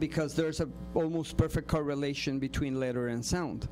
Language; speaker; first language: English; non-native, fluent; Spanish